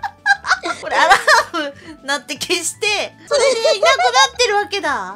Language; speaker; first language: Japanese; native; Japanese